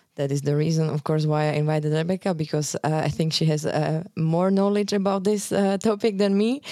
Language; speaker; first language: English; non-native, fluent; Slovak